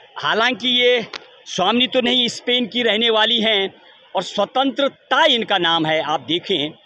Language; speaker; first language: Hindi; native; Hindi